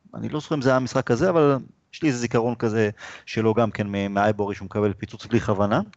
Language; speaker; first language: Hebrew; native; Hebrew